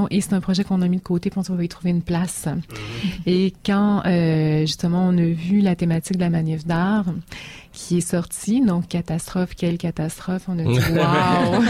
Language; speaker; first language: French; native; French